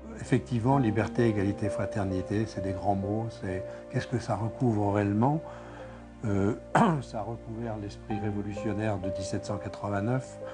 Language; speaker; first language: French; native; French